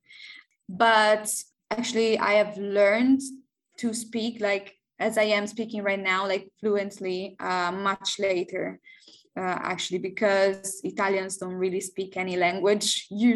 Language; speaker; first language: English; non-native, fluent; Italian